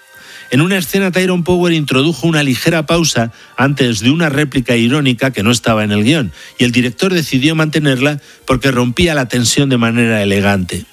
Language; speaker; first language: Spanish; native; Spanish